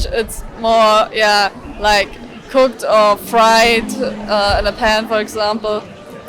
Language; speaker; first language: English; non-native, fluent; German